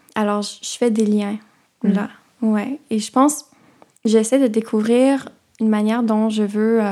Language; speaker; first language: French; native; French